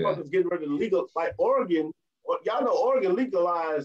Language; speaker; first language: English; native; English